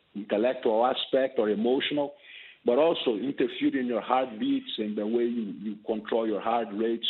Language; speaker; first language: English; non-native, fluent; Portuguese